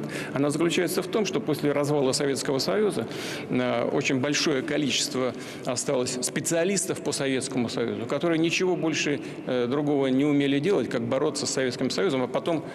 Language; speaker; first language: Russian; native; Russian